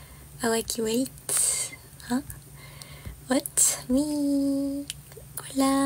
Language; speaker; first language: English; non-native, fluent; Georgian